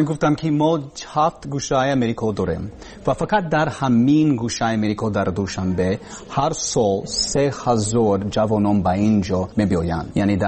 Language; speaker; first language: Persian; non-native, learner; English